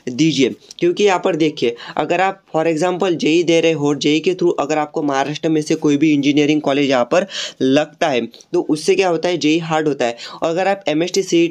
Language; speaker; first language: Hindi; non-native, local second language; Marathi